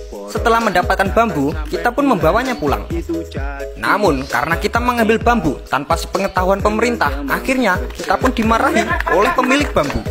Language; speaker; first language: Indonesian; native; Indonesian